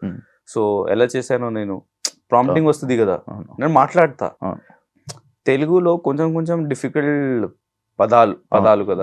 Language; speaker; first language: Telugu; non-native, learner; Hindi